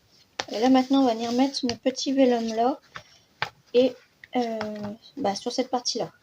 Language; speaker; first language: French; native; French